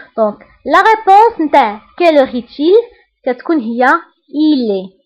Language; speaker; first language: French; non-native, local second language; Arabic